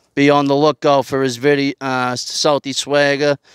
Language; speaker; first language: English; native; English